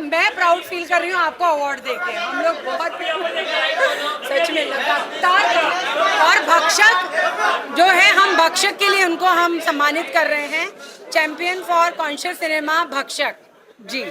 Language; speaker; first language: Hindi; native; Hindi